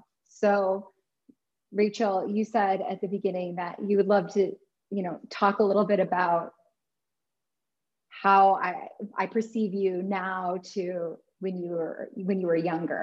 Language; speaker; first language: English; native; English